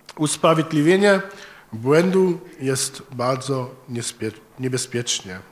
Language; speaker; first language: Polish; early bilingual, heritage; German